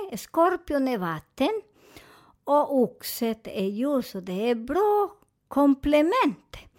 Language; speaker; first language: Swedish; non-native, fluent; Spanish